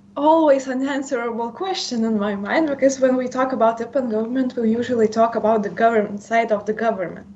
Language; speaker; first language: English; non-native, fluent; Lithuanian